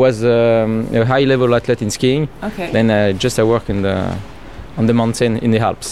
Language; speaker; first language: English; non-native, learner; French